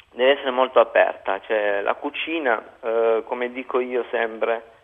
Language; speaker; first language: Italian; early bilingual, other home language; Albanian